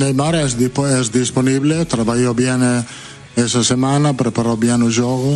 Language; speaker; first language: Portuguese; non-native, fluent; Italian